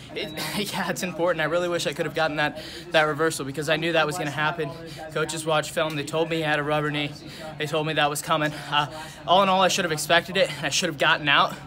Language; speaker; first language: English; native; English